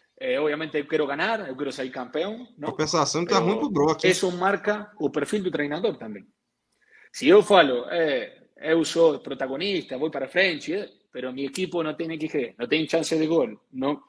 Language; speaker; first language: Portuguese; non-native, learner; Spanish